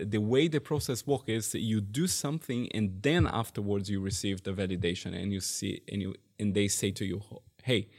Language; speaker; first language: English; non-native, fluent; Portuguese